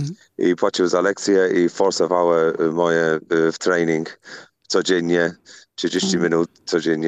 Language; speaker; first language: Polish; non-native, learner; English